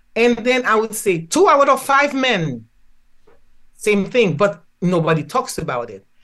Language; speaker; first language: English; non-native, fluent; Haitian Creole